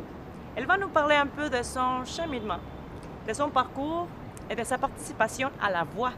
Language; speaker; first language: French; native; French